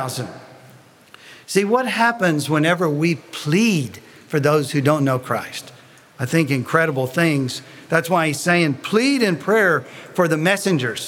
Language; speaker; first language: English; native; English